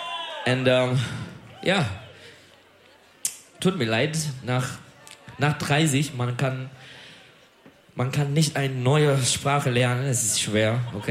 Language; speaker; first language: German; non-native, learner; Turkish